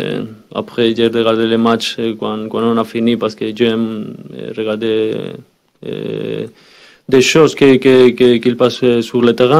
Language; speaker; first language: French; non-native, learner; Spanish